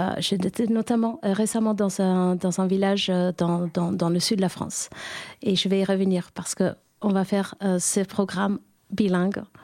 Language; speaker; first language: French; non-native, fluent; Spanish